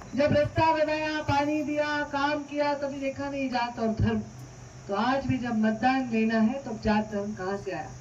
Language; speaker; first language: Hindi; non-native, local second language; Marathi